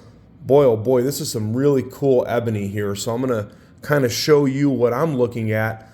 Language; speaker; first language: English; native; English